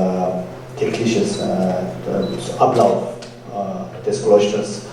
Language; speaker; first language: German; non-native, learner; Tibetan